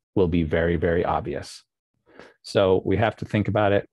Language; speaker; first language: English; native; English